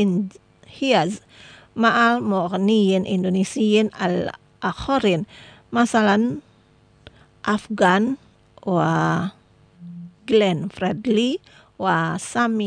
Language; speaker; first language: Arabic; non-native, fluent; Indonesian